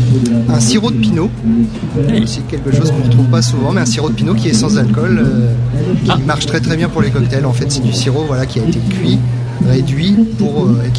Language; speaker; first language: French; native; French